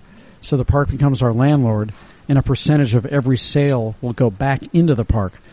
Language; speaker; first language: English; native; English